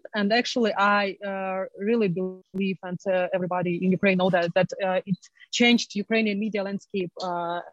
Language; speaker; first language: English; non-native, fluent; Ukrainian